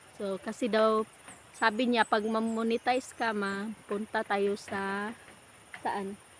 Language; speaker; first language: Filipino; native; Filipino